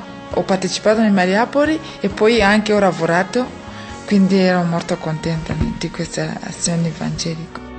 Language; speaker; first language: Italian; non-native, fluent; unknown